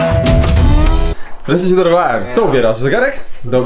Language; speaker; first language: Polish; native; Polish